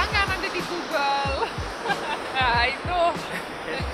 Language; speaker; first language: Indonesian; non-native, fluent; Romanian